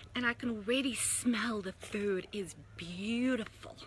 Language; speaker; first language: English; native; English